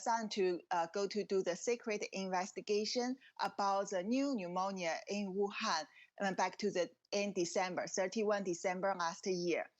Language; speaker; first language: English; non-native, fluent; Chinese